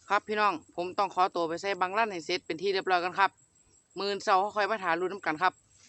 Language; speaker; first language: Thai; native; Thai